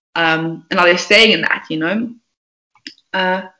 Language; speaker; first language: English; native; English